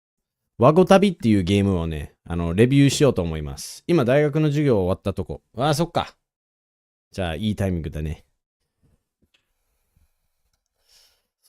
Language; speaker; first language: Japanese; non-native, fluent; English